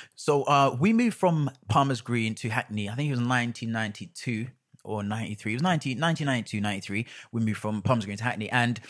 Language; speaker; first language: English; native; English